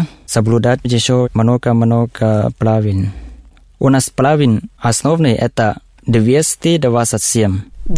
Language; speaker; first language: Russian; non-native, learner; Thai